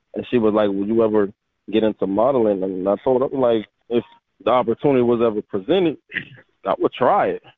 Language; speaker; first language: English; native; English